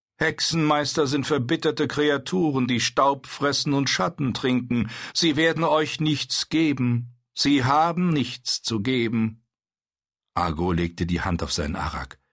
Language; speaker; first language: German; native; German